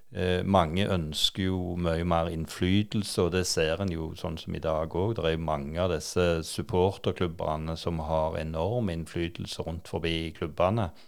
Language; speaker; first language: Norwegian; native; Norwegian